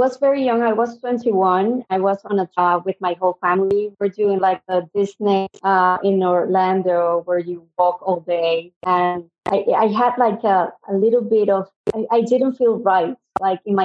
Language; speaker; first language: English; non-native, fluent; Spanish